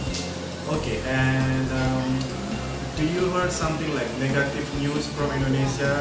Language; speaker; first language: English; non-native, learner; Indonesian